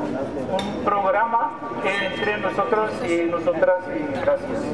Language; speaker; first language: Spanish; non-native, fluent; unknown